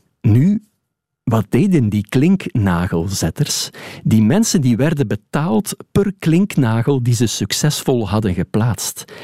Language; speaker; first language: Dutch; native; Dutch